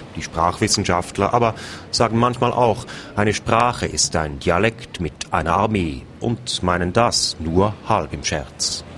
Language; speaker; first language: German; native; German